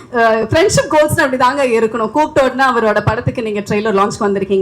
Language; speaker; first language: Tamil; native; Tamil